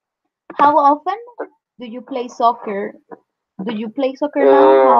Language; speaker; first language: English; non-native, fluent; Spanish